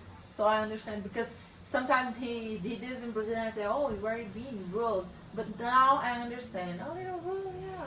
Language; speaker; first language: English; non-native, learner; Portuguese